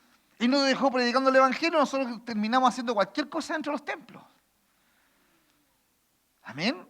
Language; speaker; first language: Spanish; native; Spanish